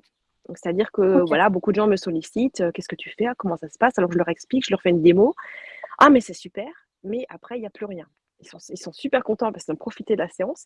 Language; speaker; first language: French; native; French